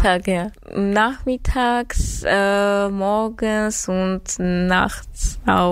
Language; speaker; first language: German; non-native, learner; Armenian